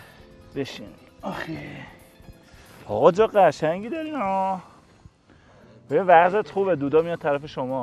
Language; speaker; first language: Persian; native; Persian